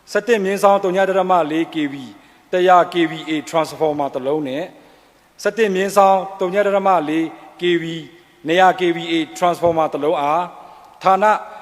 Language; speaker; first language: Burmese; non-native, local second language; Pa'o Karen